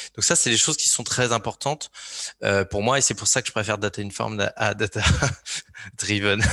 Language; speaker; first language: French; native; French